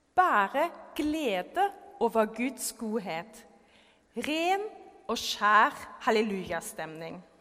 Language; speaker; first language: Norwegian; non-native, fluent; German